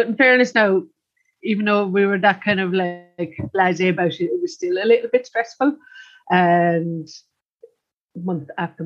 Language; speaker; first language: English; native; English